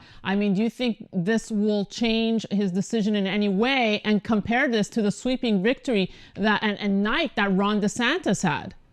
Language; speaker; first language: English; native; English